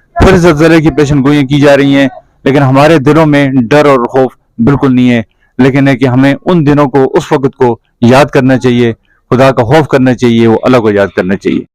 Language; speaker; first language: Urdu; non-native, local second language; Northern Hindko